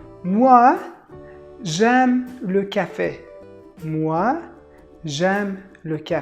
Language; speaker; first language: French; non-native, fluent; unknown